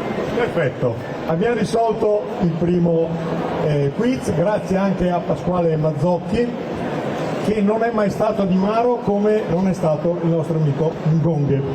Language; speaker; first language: Italian; native; Italian